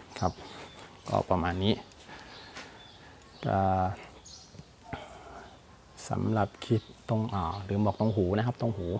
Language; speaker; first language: Thai; native; Thai